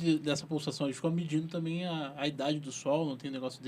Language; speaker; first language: Portuguese; native; Portuguese